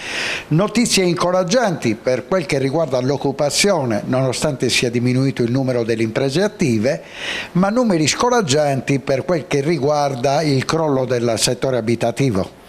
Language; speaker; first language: Italian; native; Italian